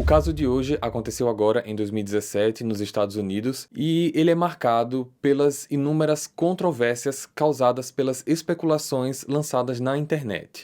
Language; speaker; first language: Portuguese; native; Portuguese